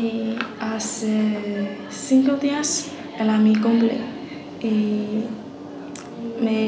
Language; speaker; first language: Spanish; non-native, learner; Chinese